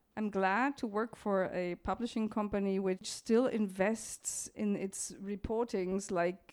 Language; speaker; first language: English; non-native, fluent; German